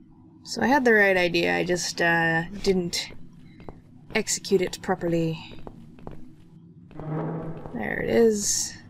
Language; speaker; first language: English; native; English